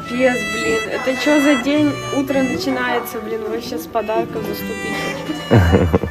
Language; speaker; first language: Russian; native; Russian